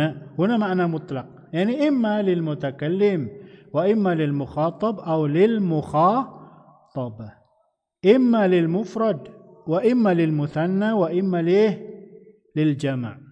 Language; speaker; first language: Arabic; non-native, fluent; Indonesian